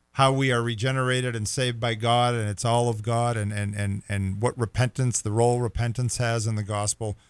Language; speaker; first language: English; native; English